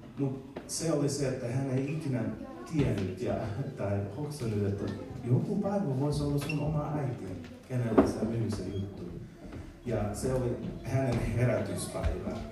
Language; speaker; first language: Finnish; non-native, learner; English